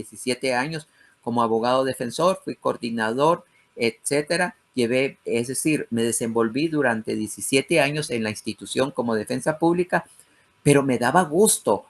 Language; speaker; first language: Spanish; native; Spanish